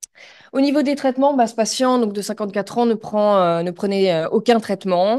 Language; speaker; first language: French; native; French